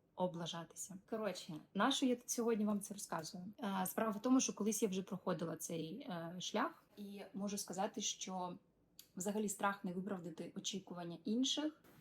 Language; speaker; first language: Ukrainian; non-native, local second language; Russian